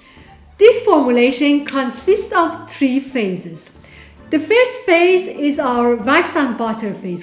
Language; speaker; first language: English; non-native, fluent; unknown